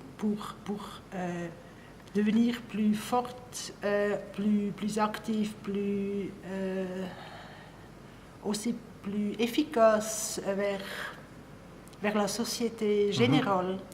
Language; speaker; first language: French; non-native, local second language; German